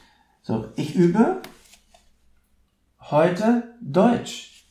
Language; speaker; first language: German; non-native, fluent; English